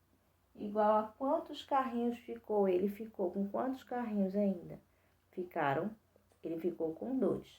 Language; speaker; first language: Portuguese; native; Portuguese